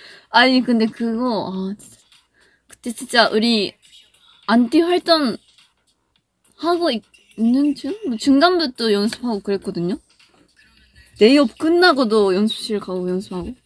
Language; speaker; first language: Korean; non-native, fluent; Japanese